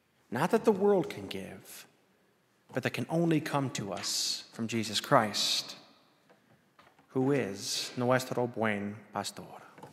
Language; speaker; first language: English; native; English